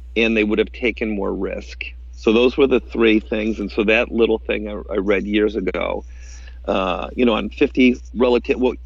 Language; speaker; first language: English; native; English